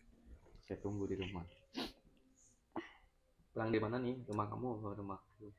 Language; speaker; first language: Indonesian; native; Indonesian